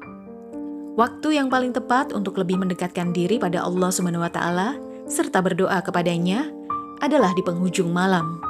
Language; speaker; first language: Indonesian; native; Indonesian